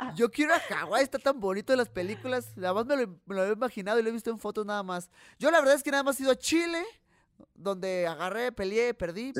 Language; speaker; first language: Spanish; native; Spanish